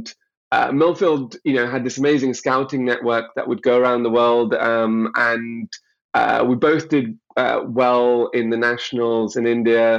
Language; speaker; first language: English; early bilingual, other home language; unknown